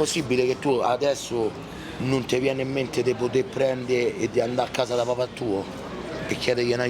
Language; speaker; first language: Italian; native; Italian